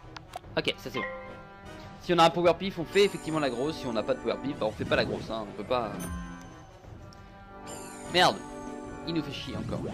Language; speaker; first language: French; native; French